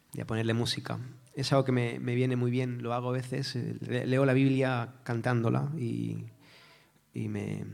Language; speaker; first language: Spanish; native; Spanish